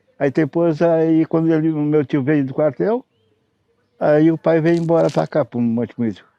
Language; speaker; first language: Portuguese; non-native, local second language; Low German